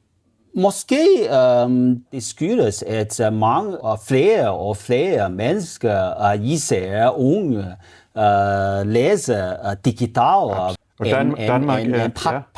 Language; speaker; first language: Danish; non-native, learner; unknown